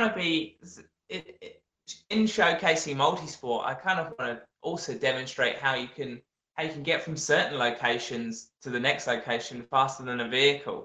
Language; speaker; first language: English; native; English